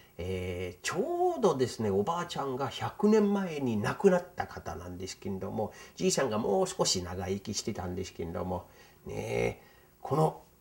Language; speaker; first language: Japanese; non-native, fluent; English